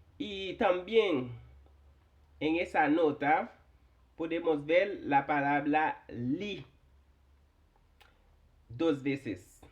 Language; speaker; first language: Spanish; non-native, fluent; Haitian Creole